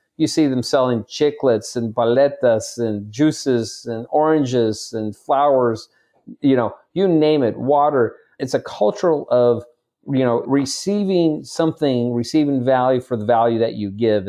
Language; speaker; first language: English; native; English